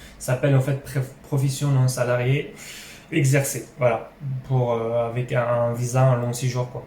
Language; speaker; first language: French; non-native, local second language; Arabic